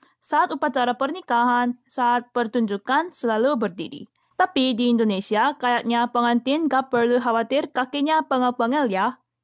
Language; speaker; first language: Indonesian; non-native, fluent; Korean